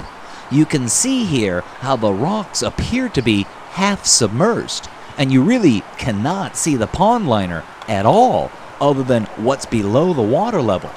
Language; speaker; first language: English; native; English